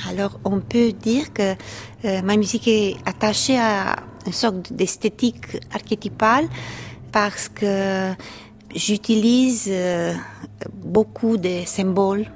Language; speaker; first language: French; non-native, fluent; Romanian